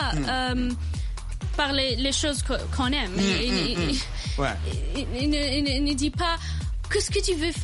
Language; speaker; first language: French; non-native, local second language; Arabic